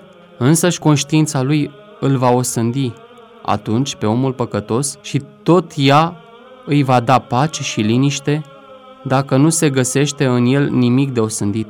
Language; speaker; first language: Romanian; native; Romanian